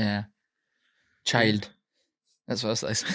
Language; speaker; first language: English; native; English